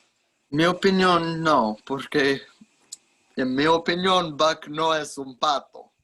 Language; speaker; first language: Spanish; non-native, learner; English